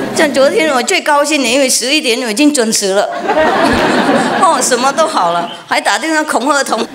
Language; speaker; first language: Chinese; non-native, fluent; Vietnamese